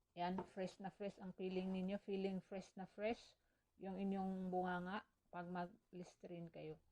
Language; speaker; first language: Filipino; non-native, local second language; Cebuano